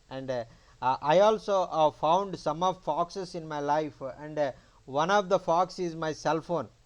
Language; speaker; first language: English; non-native, local second language; Telugu